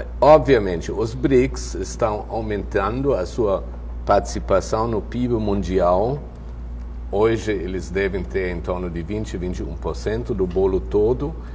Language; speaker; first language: Portuguese; non-native, fluent; German